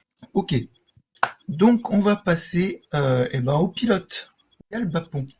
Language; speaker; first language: French; native; French